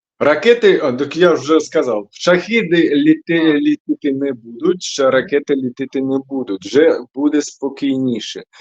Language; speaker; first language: Ukrainian; non-native, local second language; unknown